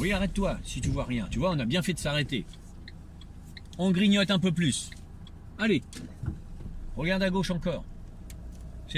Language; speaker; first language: French; native; French